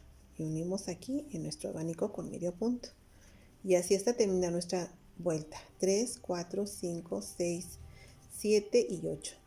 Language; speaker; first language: Spanish; native; Spanish